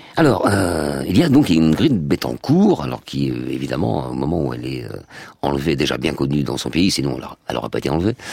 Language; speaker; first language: French; native; French